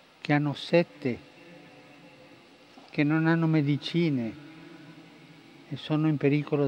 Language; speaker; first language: Italian; non-native, fluent; Spanish